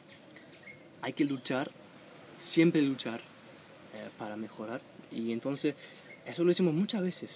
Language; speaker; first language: Spanish; non-native, fluent; English